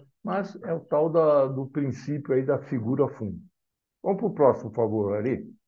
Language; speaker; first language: Portuguese; native; Portuguese